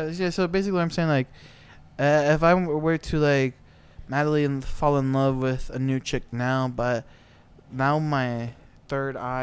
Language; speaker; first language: English; early bilingual, other home language; Spanish